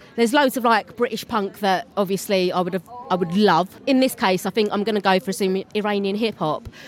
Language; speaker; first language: English; native; English